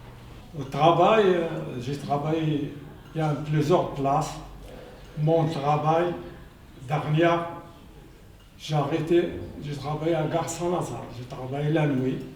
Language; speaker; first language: French; non-native, learner; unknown